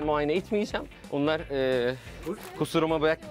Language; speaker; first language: Turkish; non-native, fluent; Arabic